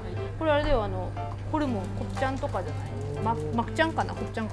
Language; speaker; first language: Japanese; native; Japanese